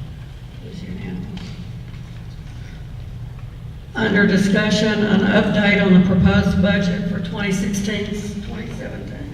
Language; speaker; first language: English; native; English